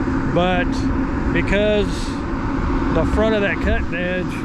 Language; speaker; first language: English; native; English